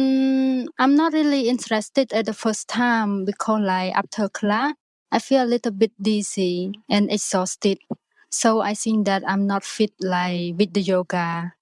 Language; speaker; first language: English; non-native, learner; Khmer